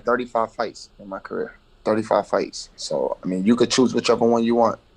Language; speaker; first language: English; native; English